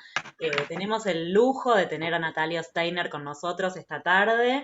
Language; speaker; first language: Spanish; native; Spanish